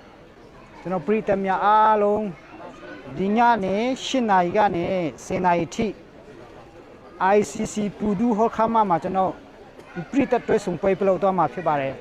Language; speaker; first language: Burmese; non-native, local second language; Hakha Chin